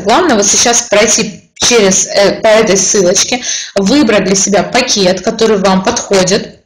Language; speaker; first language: Russian; native; Russian